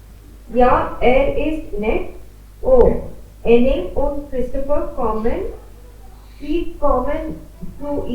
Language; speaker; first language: German; non-native, learner; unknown